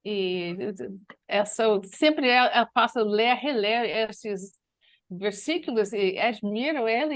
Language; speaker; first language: Portuguese; non-native, learner; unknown